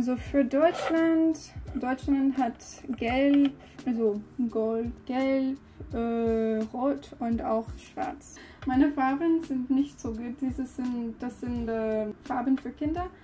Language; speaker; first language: German; non-native, learner; English